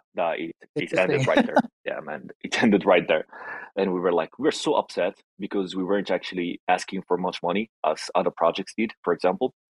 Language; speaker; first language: English; non-native, fluent; Italian